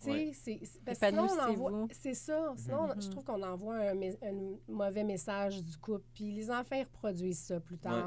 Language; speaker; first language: French; native; French